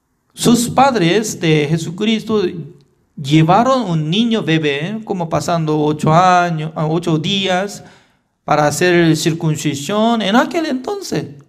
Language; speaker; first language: Spanish; non-native, fluent; Korean